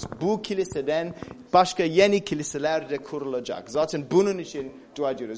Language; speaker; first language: Turkish; non-native, fluent; English